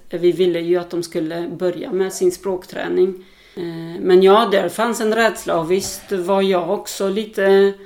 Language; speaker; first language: Swedish; early bilingual, other home language; Albanian